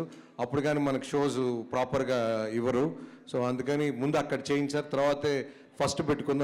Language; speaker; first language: Telugu; native; Telugu